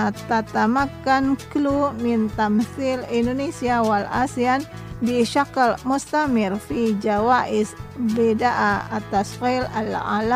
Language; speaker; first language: Arabic; non-native, fluent; Indonesian